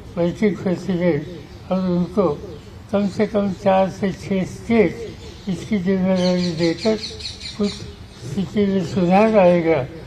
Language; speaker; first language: Hindi; non-native, local second language; Marathi